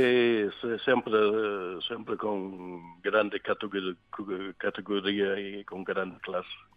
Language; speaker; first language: Italian; non-native, learner; Swedish